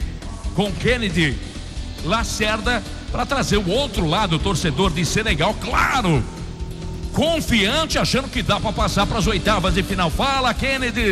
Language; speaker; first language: Portuguese; native; Portuguese